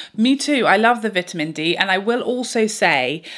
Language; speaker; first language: English; native; English